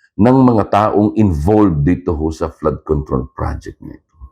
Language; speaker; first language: Filipino; native; Filipino